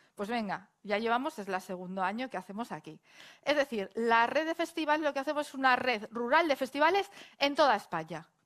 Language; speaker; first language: Spanish; native; Spanish